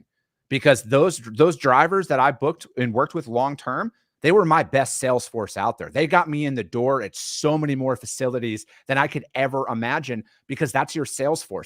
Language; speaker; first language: English; native; English